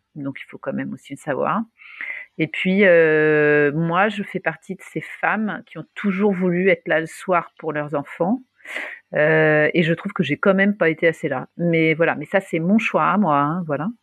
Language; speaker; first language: French; native; French